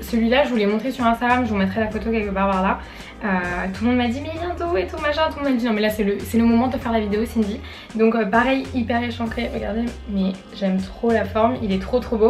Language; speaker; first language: French; native; French